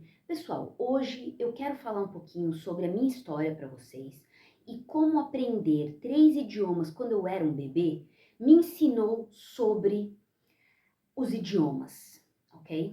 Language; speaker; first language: Portuguese; early bilingual, heritage; Portuguese